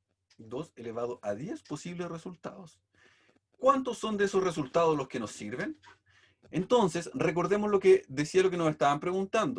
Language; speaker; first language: Spanish; native; Spanish